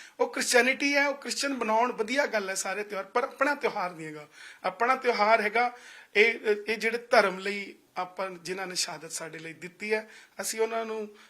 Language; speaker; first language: Punjabi; non-native, local second language; Hindi